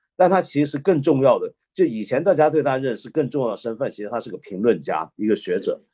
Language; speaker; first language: Chinese; non-native, local second language; Cantonese